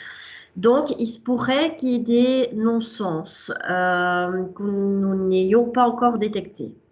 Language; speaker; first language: French; native; French